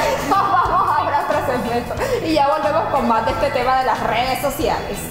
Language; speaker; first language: Spanish; native; Spanish